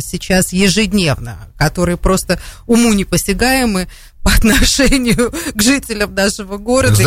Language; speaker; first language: Russian; native; Russian